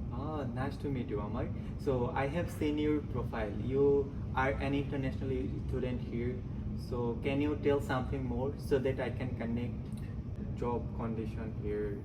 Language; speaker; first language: English; non-native, local second language; Bangla